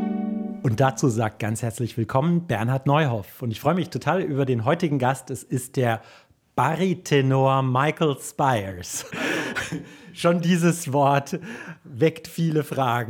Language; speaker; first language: German; native; German